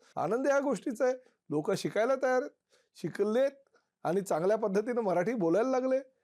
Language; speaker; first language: Marathi; native; Marathi